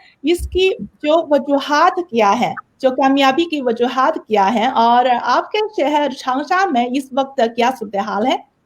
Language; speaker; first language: Hindi; non-native, fluent; Chinese